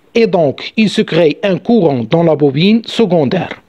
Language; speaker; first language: French; non-native, local second language; Arabic